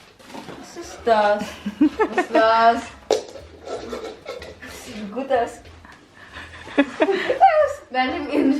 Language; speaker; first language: German; early bilingual, other home language; Filipino